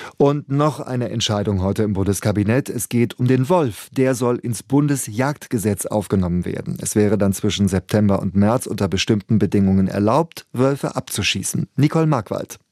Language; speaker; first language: German; native; German